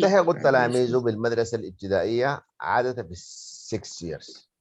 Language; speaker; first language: Arabic; native; Arabic